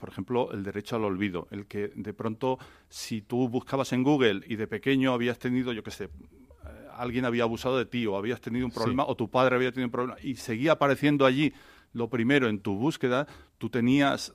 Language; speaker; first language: Spanish; native; Spanish